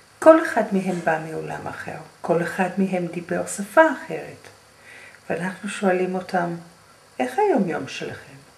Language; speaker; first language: Hebrew; non-native, fluent; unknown